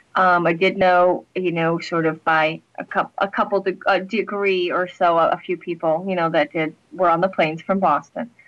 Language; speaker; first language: English; native; English